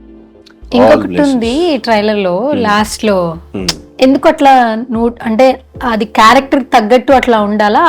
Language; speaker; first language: Telugu; native; Telugu